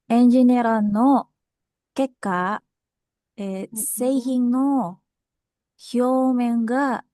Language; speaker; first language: Japanese; non-native, learner; Indonesian